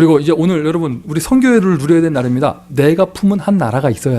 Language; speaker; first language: Korean; native; Korean